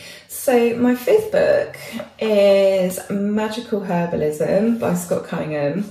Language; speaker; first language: English; native; English